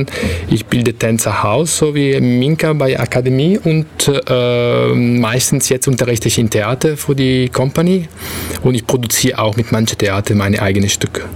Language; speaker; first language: German; non-native, fluent; Italian